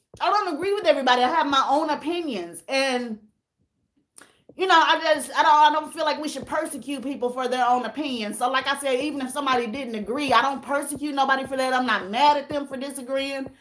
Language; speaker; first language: English; native; English